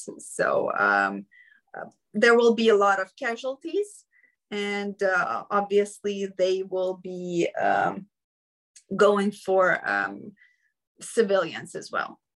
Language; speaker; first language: English; non-native, fluent; Ukrainian